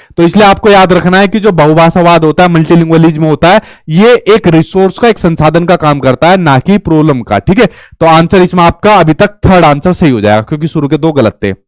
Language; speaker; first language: Hindi; native; Hindi